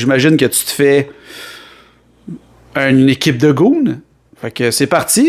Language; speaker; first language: French; native; French